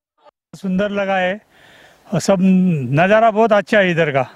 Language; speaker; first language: Hindi; non-native, local second language; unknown